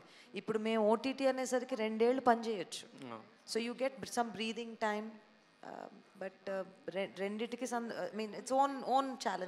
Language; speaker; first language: Telugu; native; Telugu